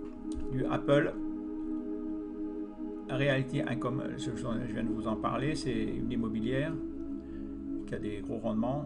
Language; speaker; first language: French; native; French